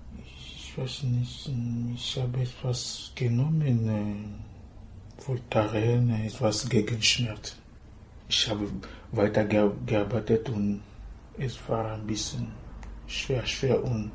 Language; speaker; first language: German; non-native, learner; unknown